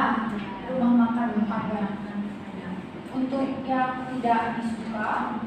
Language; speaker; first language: Indonesian; non-native, learner; Arabic